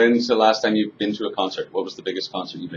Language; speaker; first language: English; native; English